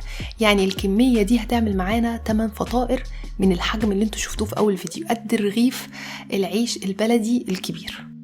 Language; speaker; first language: Arabic; native; Arabic